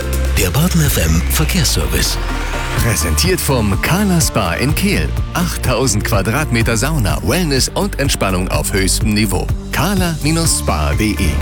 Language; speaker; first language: German; native; German